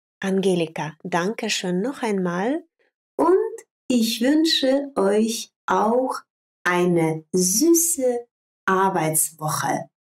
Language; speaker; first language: German; non-native, fluent; Russian